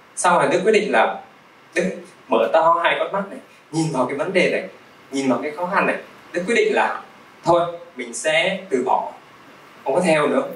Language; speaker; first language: Vietnamese; early bilingual, other home language; Russian